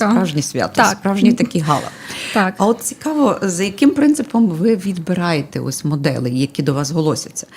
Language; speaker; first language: Ukrainian; native; Ukrainian